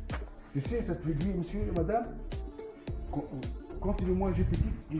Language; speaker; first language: French; non-native, local second language; Arabic